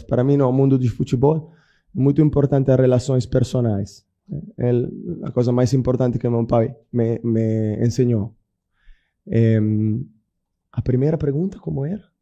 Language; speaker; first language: Portuguese; non-native, fluent; Italian